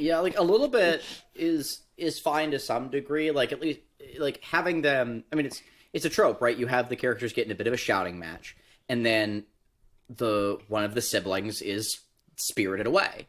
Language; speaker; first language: English; native; English